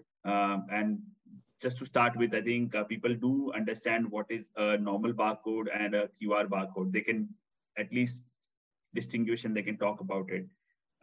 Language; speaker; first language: English; non-native, local second language; Hindi